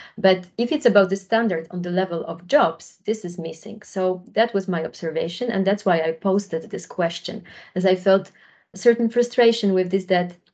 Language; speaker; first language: English; non-native, fluent; Polish